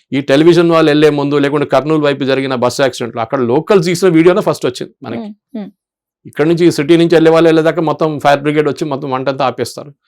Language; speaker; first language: Telugu; non-native, local second language; Malayalam